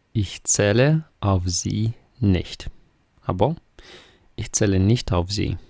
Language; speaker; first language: German; non-native, fluent; Ukrainian